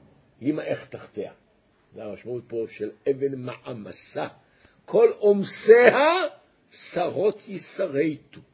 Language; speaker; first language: Hebrew; native; Hebrew